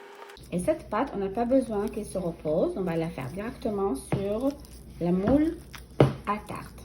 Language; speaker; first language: French; non-native, fluent; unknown